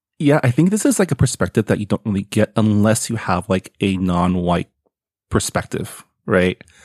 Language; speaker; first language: English; native; English